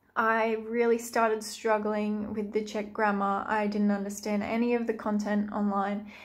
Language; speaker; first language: English; native; English